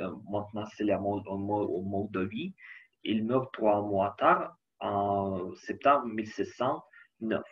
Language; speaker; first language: French; non-native, learner; Ukrainian